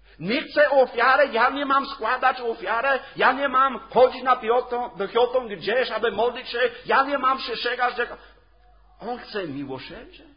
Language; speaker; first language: Polish; non-native, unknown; English